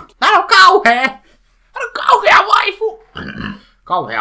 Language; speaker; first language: Finnish; native; Finnish